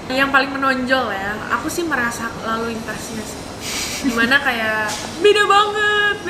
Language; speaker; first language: Indonesian; native; Indonesian